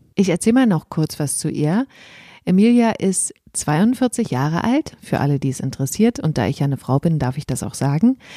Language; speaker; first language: German; native; German